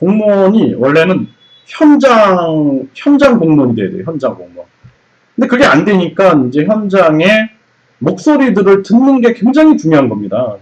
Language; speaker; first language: Korean; native; Korean